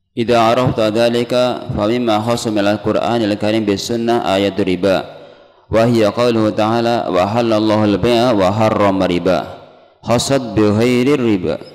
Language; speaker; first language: Arabic; non-native, fluent; Indonesian